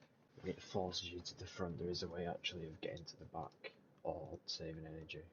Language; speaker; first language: English; native; English